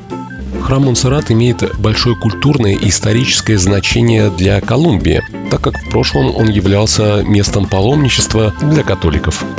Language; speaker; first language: Russian; native; Russian